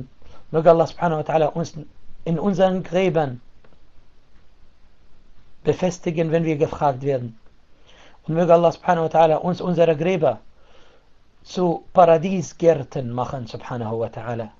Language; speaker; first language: German; non-native, fluent; Arabic